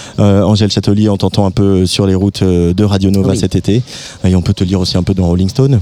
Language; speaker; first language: French; native; French